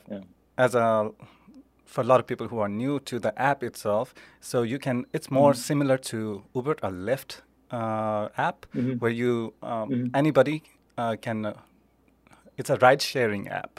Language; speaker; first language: English; non-native, local second language; Nepali